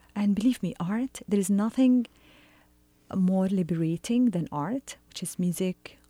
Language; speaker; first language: English; non-native, fluent; Arabic